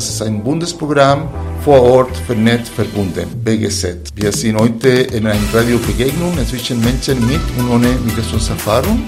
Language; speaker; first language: German; non-native, fluent; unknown